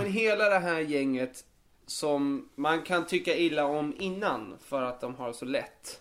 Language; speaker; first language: Swedish; native; Swedish